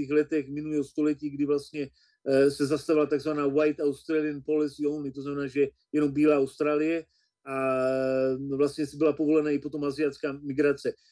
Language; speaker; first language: Czech; native; Czech